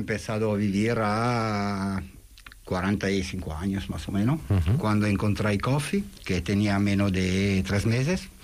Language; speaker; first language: Spanish; non-native, fluent; Italian